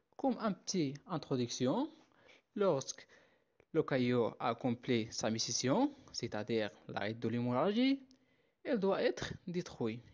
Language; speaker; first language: French; non-native, local second language; Arabic